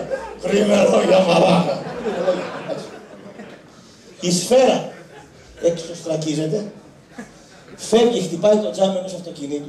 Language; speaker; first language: Greek; native; Greek